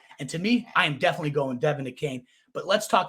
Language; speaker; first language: English; native; English